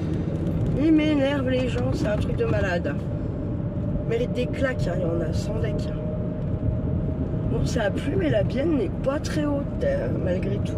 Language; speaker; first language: French; native; French